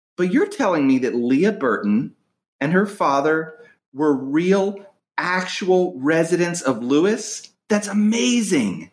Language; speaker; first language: English; native; English